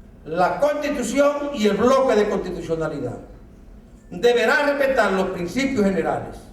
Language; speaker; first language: Spanish; native; Spanish